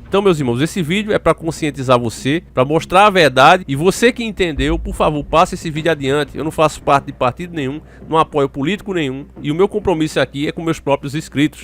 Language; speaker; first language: Portuguese; native; Portuguese